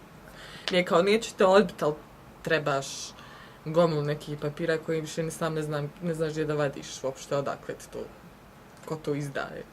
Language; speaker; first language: Croatian; native; Croatian